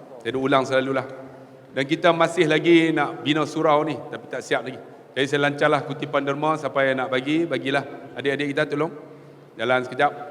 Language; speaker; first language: Malay; native; Malay